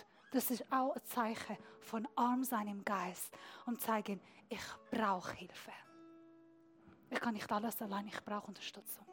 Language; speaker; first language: German; non-native, fluent; Persian